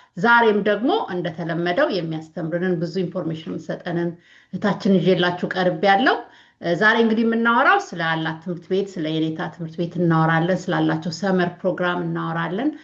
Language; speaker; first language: Amharic; native; Amharic